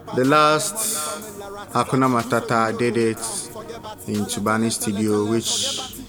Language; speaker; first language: English; non-native, local second language; Ewe